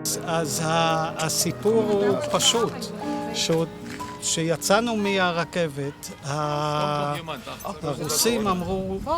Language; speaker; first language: Hebrew; non-native, fluent; Dutch